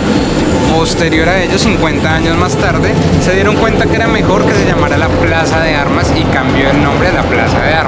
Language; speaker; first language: Spanish; native; Spanish